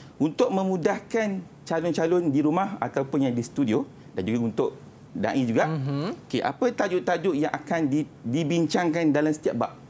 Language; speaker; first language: Malay; native; Malay